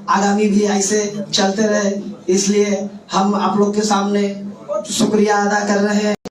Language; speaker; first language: Urdu; native; Urdu